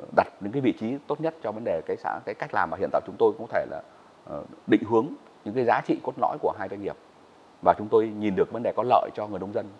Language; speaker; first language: Vietnamese; native; Vietnamese